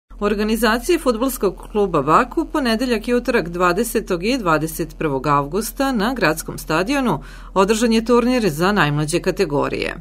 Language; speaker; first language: Serbian; native; Serbian